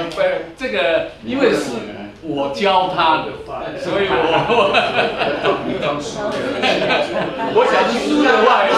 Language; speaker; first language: Chinese; non-native, local second language; Min Nan Chinese